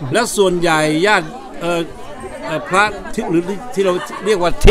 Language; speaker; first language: Thai; native; Thai